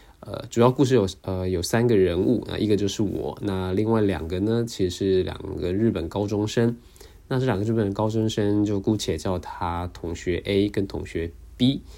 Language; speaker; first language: Chinese; native; Chinese